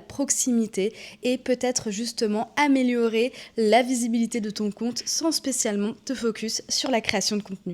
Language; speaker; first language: French; native; French